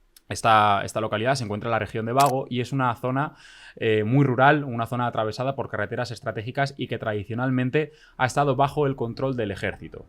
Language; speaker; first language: Spanish; native; Spanish